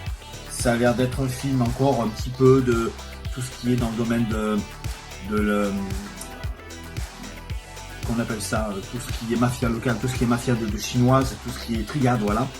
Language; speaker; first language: French; native; French